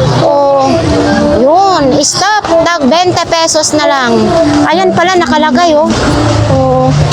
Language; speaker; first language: Filipino; non-native, local second language; Cebuano